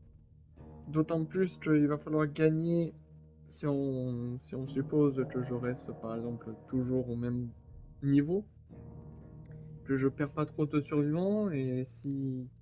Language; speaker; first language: French; native; French